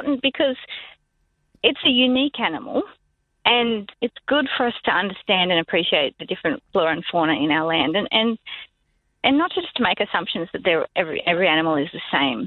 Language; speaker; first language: English; native; English